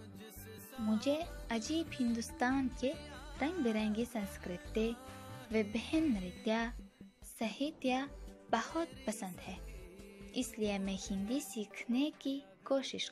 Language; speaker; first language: Hindi; non-native, learner; Uzbek